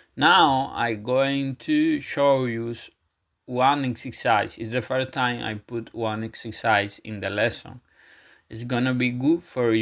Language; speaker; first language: English; non-native, fluent; Spanish